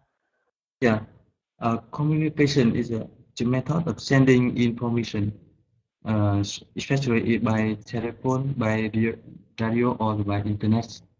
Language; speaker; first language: English; non-native, learner; Vietnamese